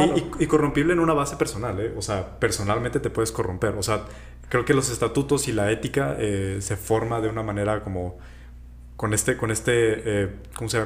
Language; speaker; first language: Spanish; native; Spanish